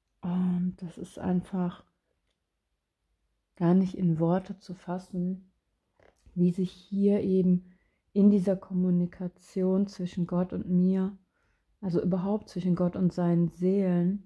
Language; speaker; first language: German; native; German